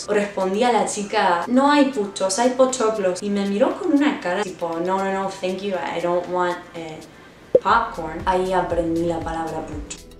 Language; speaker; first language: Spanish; non-native, fluent; English